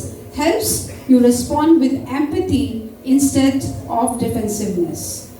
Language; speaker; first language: English; non-native, local second language; Marathi